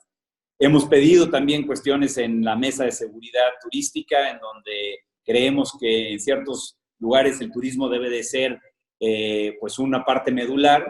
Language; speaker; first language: Spanish; native; Spanish